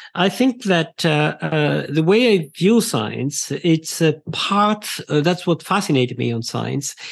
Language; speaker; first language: English; non-native, fluent; Italian